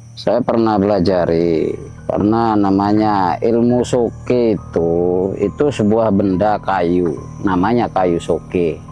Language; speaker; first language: Indonesian; non-native, local second language; Sasak